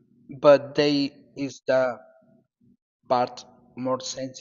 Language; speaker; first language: English; non-native, learner; Spanish